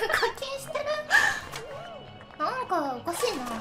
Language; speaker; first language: Japanese; native; Japanese